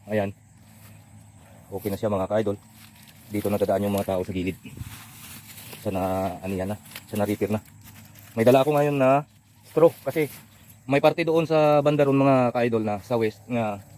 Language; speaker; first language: Filipino; non-native, local second language; Iloko